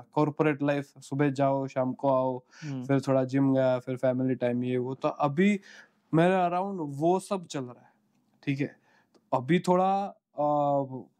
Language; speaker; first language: Hindi; non-native, local second language; Gujarati